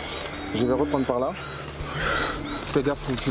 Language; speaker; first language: French; native; French